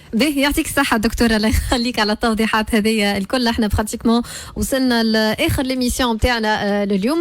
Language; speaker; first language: Arabic; native; Arabic